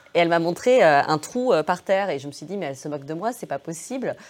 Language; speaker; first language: French; early bilingual, other home language; English